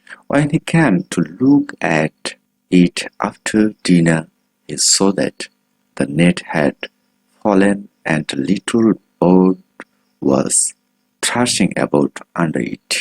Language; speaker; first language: English; non-native, local second language; Bangla